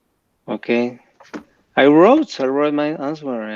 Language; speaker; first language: English; non-native, learner; Spanish